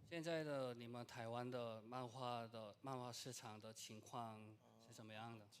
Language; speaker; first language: Chinese; non-native, learner; Korean